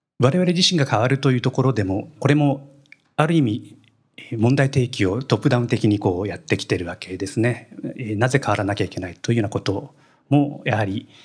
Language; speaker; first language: Japanese; native; Japanese